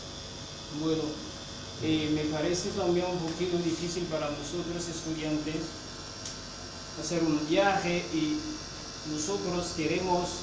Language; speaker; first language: Spanish; non-native, fluent; French